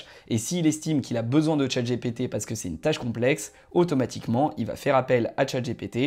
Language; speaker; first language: French; native; French